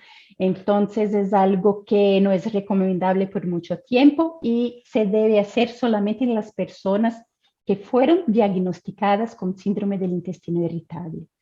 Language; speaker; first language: Spanish; non-native, fluent; Portuguese